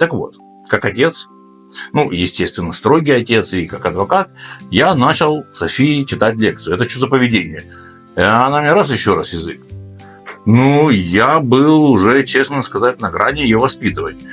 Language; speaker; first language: Russian; native; Russian